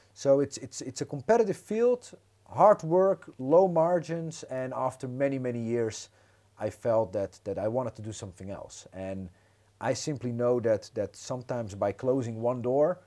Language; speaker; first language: English; non-native, fluent; Dutch